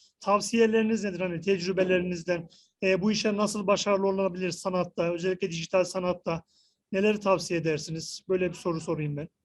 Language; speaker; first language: Turkish; native; Turkish